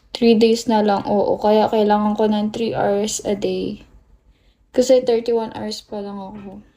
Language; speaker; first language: Filipino; native; Filipino